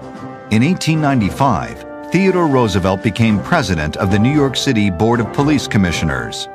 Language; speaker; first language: English; native; English